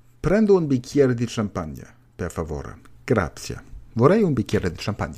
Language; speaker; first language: Italian; non-native, fluent; German